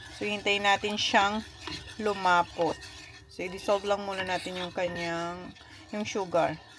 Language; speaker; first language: Filipino; non-native, local second language; Bikol